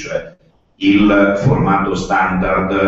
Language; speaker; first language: Italian; native; Italian